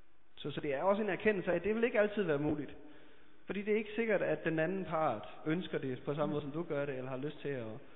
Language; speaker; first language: Danish; native; Danish